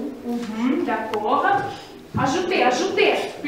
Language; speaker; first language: French; non-native, fluent; Russian